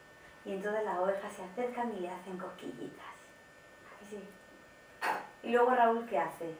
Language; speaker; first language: Spanish; native; Spanish